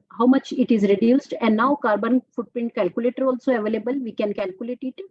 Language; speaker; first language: English; non-native, local second language; Telugu